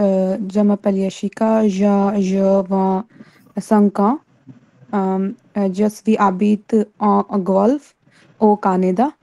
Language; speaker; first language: French; non-native, learner; Hindi